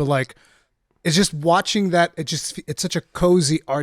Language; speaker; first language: English; native; English